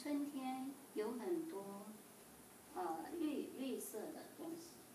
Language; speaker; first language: Chinese; non-native, learner; English